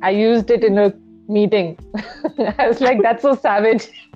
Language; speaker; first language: English; non-native, local second language; Urdu